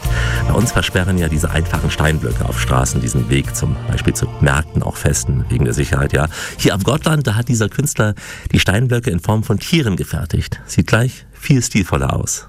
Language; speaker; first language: German; native; German